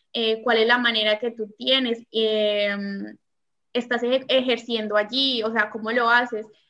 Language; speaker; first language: Spanish; native; Spanish